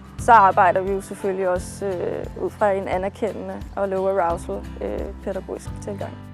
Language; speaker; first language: Danish; native; Danish